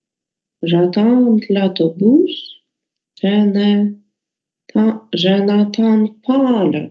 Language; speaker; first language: French; non-native, learner; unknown